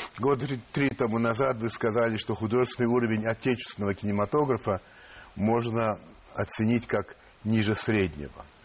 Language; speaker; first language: Russian; non-native, fluent; French